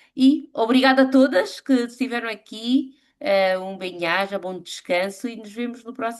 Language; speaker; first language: Portuguese; native; Portuguese